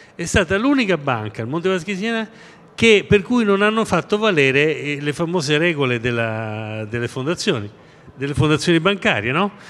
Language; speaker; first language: Italian; native; Italian